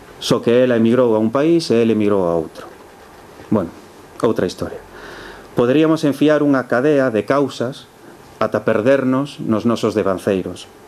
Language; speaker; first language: Galician; early bilingual, heritage; Galician